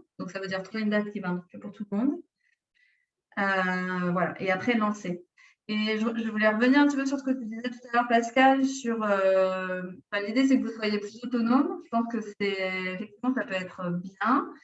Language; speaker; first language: French; native; French